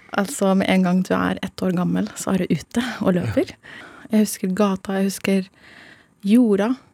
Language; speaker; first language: Norwegian; non-native, fluent; Arabic